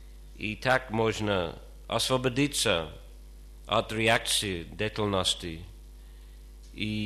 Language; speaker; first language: Russian; non-native, fluent; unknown